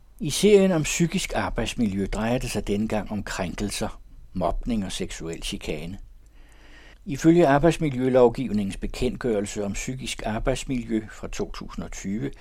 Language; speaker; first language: Danish; native; Danish